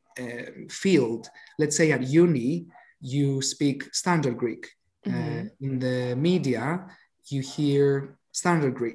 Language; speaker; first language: English; non-native, fluent; Greek